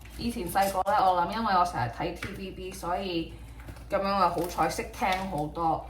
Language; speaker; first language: Cantonese; early bilingual, heritage; Cantonese